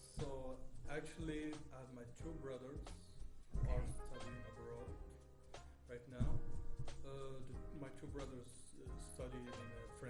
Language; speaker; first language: English; non-native, fluent; Arabic